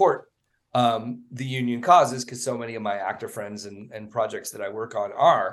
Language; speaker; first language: English; native; English